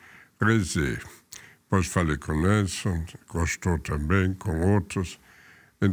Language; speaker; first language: Portuguese; non-native, fluent; German